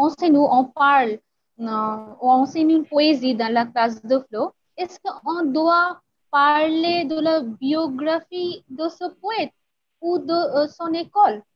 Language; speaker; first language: French; non-native, fluent; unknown